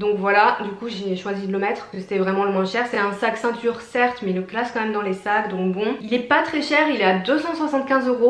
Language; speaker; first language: French; native; French